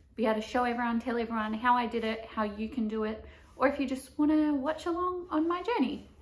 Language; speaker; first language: English; native; English